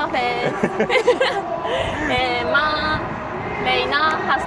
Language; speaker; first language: Persian; non-native, learner; Japanese